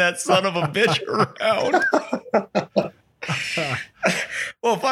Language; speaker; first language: English; native; English